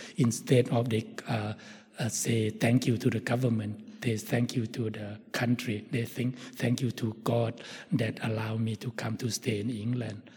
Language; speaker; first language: English; non-native, fluent; Thai